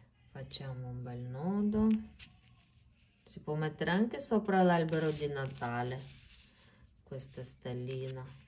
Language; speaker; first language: Italian; non-native, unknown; Ukrainian